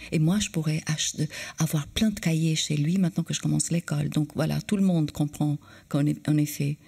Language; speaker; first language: French; non-native, fluent; Albanian